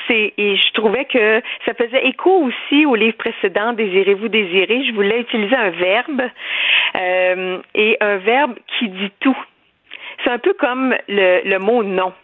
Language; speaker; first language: French; native; French